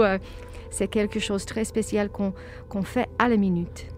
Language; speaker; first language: French; non-native, fluent; English